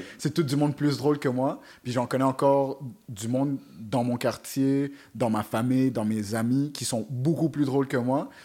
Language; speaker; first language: French; native; French